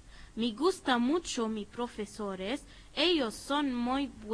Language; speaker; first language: Spanish; non-native, learner; Arabic